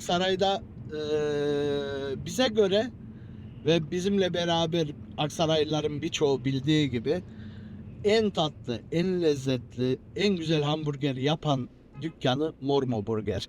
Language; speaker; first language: Turkish; early bilingual, heritage; Turkish